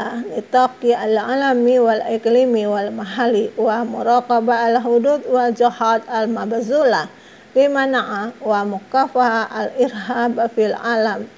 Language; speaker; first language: Arabic; non-native, fluent; Indonesian